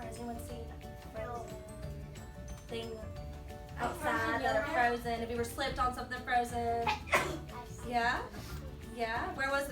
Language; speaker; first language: English; native; English